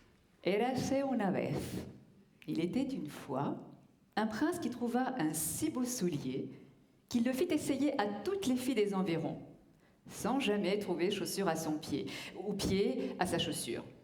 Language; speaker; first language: French; native; French